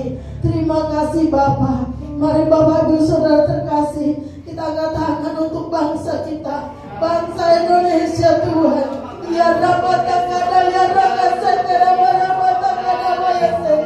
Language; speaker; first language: Indonesian; native; Indonesian